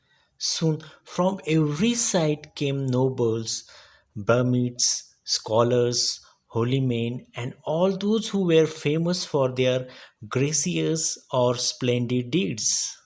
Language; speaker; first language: English; non-native, local second language; Marathi